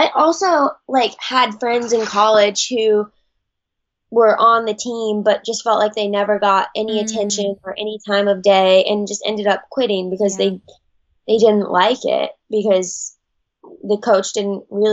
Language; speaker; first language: English; native; English